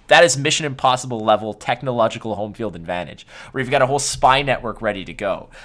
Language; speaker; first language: English; native; English